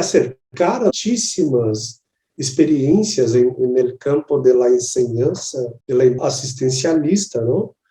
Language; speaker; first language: Spanish; non-native, learner; Portuguese